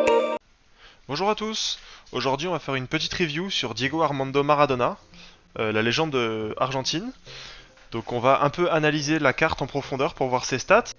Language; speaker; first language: French; native; French